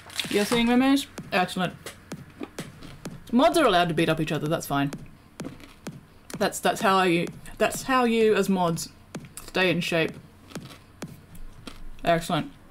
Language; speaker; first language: English; native; English